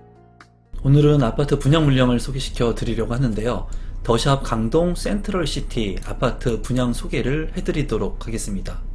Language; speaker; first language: Korean; native; Korean